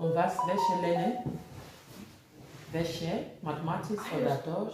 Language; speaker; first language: German; non-native, learner; English